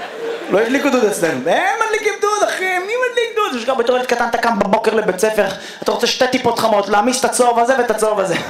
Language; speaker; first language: Hebrew; native; Hebrew